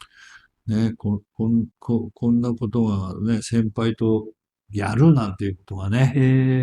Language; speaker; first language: Japanese; native; Japanese